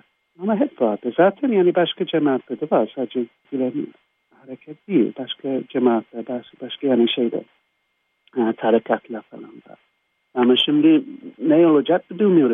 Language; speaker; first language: Turkish; non-native, fluent; English